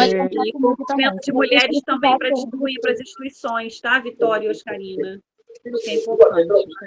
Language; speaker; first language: Portuguese; native; Portuguese